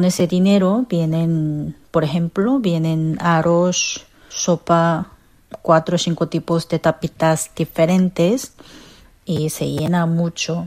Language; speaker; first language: Spanish; non-native, fluent; Korean